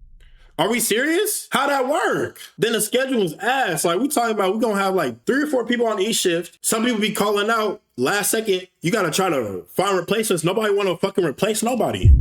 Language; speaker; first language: English; native; English